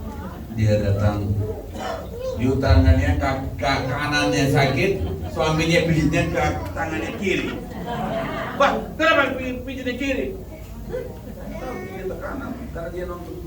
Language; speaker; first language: Indonesian; non-native, learner; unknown